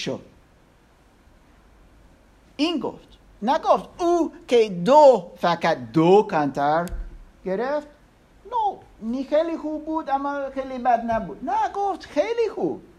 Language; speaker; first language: Persian; non-native, learner; English